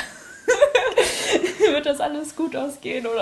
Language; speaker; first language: German; native; German